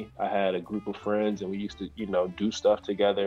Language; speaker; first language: English; native; English